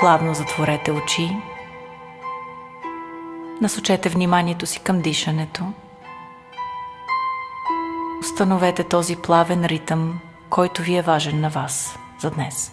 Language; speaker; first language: Bulgarian; native; Bulgarian